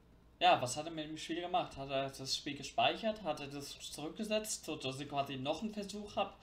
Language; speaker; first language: German; native; German